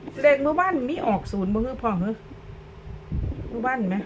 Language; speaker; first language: Thai; non-native, local second language; Lao